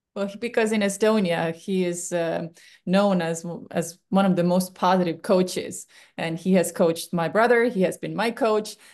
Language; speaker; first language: English; non-native, fluent; Estonian